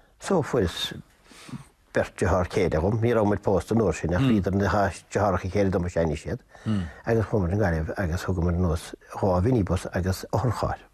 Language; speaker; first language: Irish; native; Irish